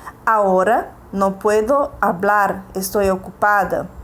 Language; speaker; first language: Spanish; non-native, fluent; Portuguese